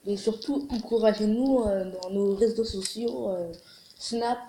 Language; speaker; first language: French; native; French